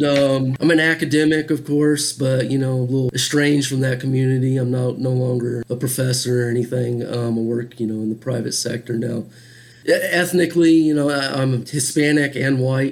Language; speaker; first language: English; native; English